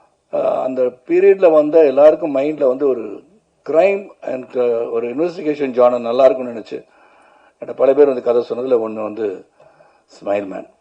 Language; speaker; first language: Tamil; native; Tamil